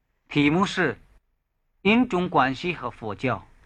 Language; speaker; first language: Chinese; non-native, fluent; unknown